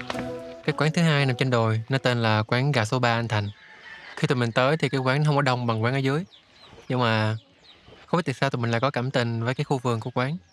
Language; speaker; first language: Vietnamese; native; Vietnamese